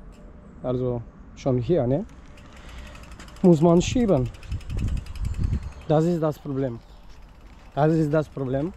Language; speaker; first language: German; non-native, fluent; Polish